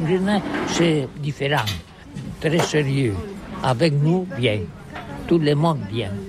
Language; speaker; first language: French; non-native, learner; Catalan